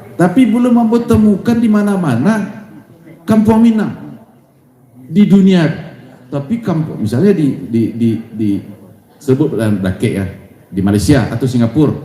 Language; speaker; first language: Indonesian; non-native, local second language; Minangkabau